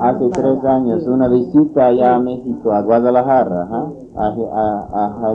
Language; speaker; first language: Spanish; non-native, fluent; English